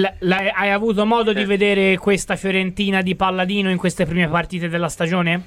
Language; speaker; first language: Italian; native; Italian